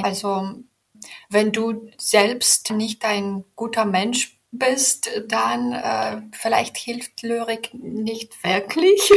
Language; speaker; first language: German; non-native, fluent; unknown